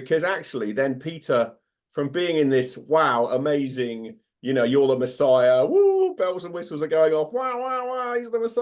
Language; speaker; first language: English; native; English